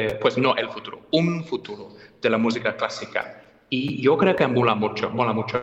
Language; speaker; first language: Spanish; non-native, fluent; English